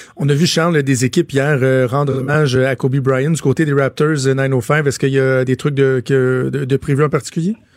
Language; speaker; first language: French; native; French